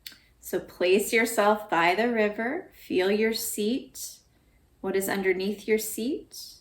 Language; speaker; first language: English; native; English